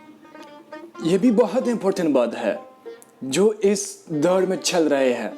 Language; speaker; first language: Urdu; non-native, fluent; Persian